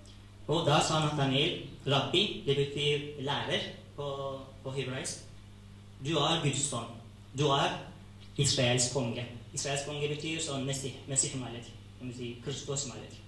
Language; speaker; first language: Norwegian; non-native, fluent; Tigrinya